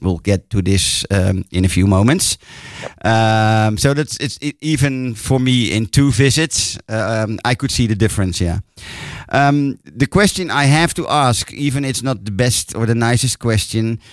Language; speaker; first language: English; non-native, fluent; Dutch